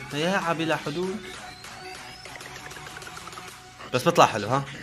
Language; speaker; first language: Arabic; native; Arabic